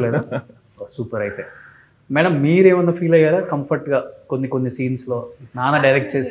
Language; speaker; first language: Telugu; native; Telugu